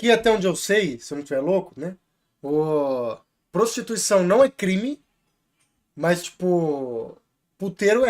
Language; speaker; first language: Portuguese; native; Portuguese